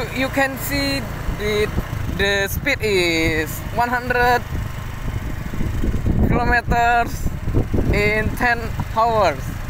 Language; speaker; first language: English; non-native, learner; Indonesian